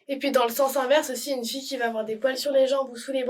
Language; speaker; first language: French; native; French